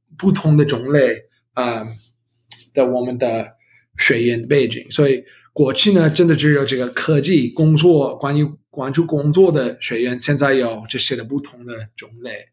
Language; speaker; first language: Chinese; non-native, learner; English